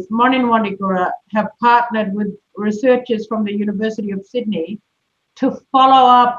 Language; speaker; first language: English; non-native, local second language; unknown